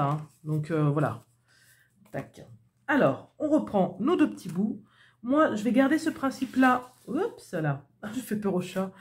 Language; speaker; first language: French; native; French